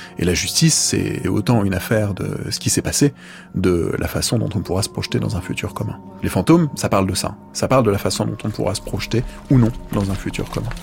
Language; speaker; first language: French; native; French